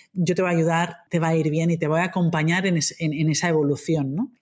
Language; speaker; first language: Spanish; native; Spanish